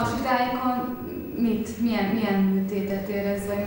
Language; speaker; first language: Hungarian; native; Hungarian